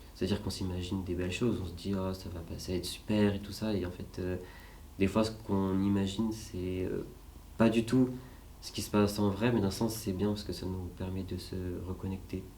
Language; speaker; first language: French; native; French